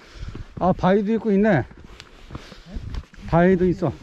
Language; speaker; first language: Korean; native; Korean